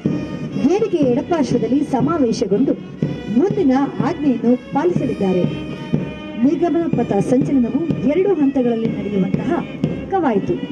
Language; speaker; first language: Kannada; native; Kannada